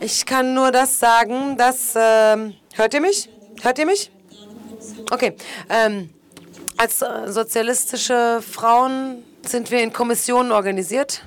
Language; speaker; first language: German; non-native, fluent; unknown